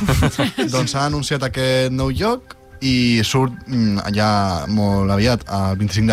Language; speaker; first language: Catalan; native; Catalan